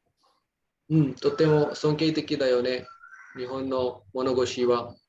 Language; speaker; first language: Japanese; non-native, learner; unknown